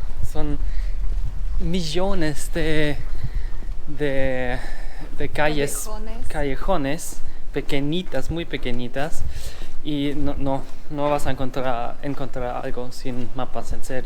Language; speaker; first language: Spanish; non-native, fluent; German